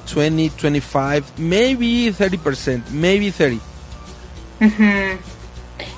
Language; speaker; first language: English; non-native, learner; Spanish